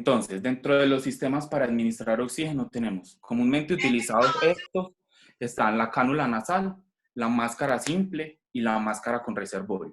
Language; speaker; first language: Spanish; native; Spanish